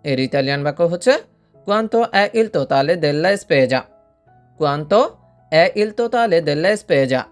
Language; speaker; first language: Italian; non-native, fluent; Bangla